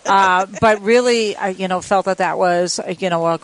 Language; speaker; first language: English; native; English